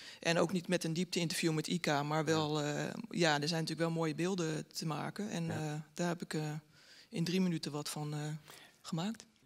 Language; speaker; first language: Dutch; native; Dutch